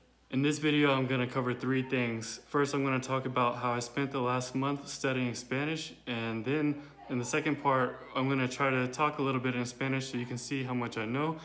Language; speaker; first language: English; native; English